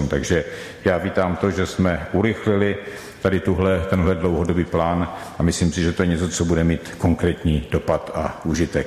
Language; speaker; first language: Czech; native; Czech